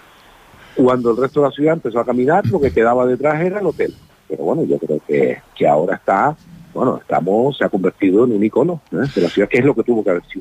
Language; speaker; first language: Spanish; native; Spanish